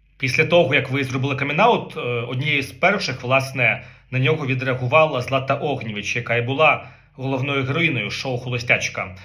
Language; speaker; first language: Ukrainian; native; Ukrainian